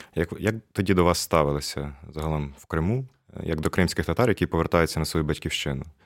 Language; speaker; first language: Ukrainian; native; Ukrainian